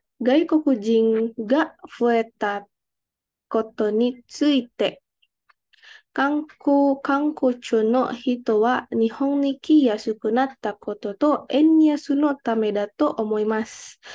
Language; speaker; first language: Japanese; non-native, learner; Indonesian